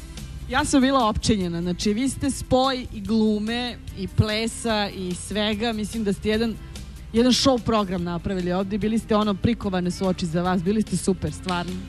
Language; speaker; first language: Bosnian; native; Bosnian